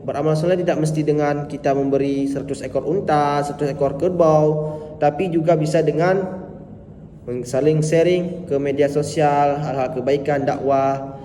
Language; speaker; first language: Malay; non-native, local second language; Achinese